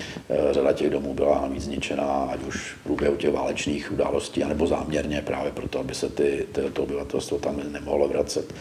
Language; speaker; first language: Czech; native; Czech